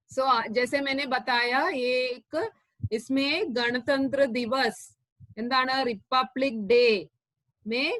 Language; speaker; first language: Hindi; non-native, local second language; Malayalam